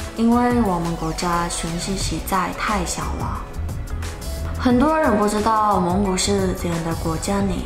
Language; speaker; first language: Chinese; non-native, fluent; Mongolian